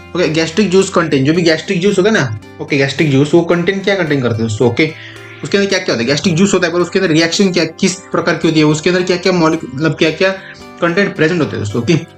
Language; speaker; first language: Hindi; non-native, local second language; Marathi